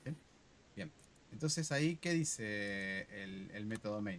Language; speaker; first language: Spanish; native; Spanish